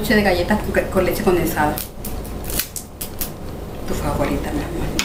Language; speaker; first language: Spanish; native; Spanish